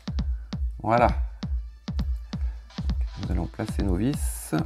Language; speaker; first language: French; native; French